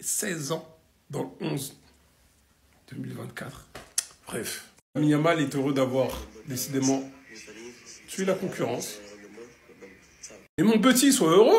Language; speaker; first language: French; native; French